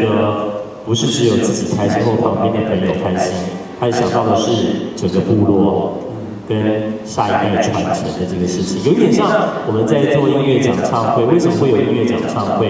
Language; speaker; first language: Chinese; native; Chinese